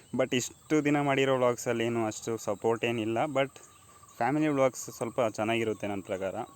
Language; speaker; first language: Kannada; native; Kannada